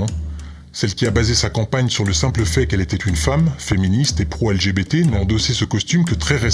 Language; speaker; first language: French; native; French